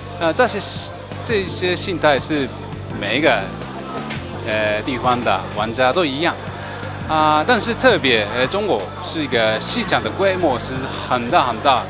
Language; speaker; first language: Chinese; non-native, fluent; Japanese